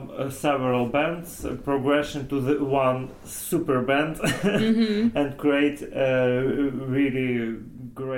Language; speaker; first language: English; non-native, learner; Ukrainian